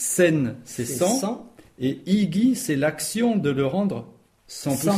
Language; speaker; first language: French; native; French